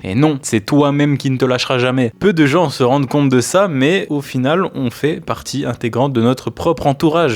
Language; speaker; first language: French; native; French